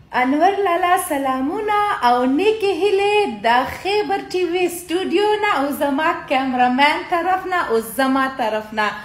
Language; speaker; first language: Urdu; non-native, local second language; Pashto